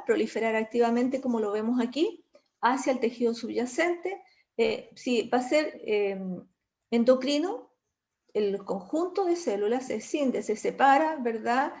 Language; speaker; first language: Spanish; native; Spanish